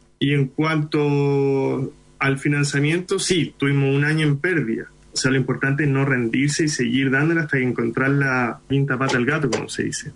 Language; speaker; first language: Spanish; early bilingual, other home language; Hindi